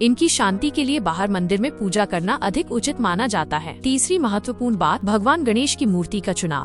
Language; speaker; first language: Hindi; native; Hindi